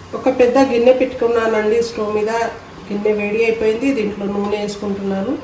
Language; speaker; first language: Telugu; non-native, local second language; Urdu